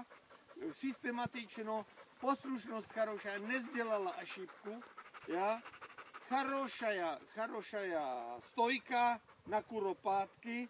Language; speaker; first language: Russian; non-native, learner; Czech